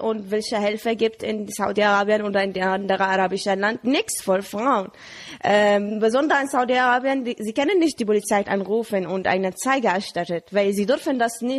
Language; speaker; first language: German; non-native, learner; Arabic